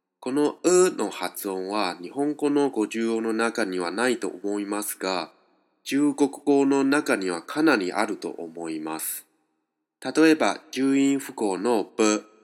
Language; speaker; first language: Japanese; non-native, fluent; Chinese